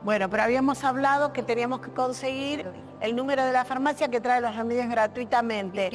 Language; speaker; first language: Spanish; native; Spanish